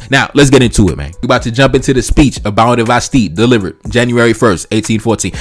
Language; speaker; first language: English; early bilingual, other home language; Haitian Creole